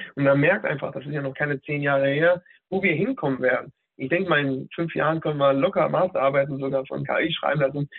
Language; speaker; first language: German; native; German